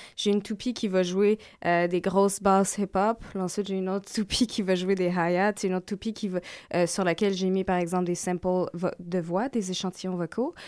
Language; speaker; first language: French; native; French